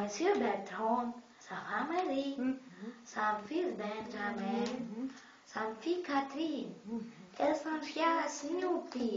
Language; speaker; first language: French; non-native, learner; Russian